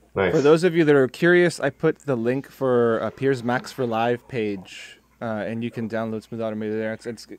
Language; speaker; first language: English; early bilingual, other home language; Spanish